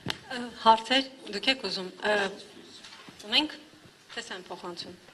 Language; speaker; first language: Armenian; native; Armenian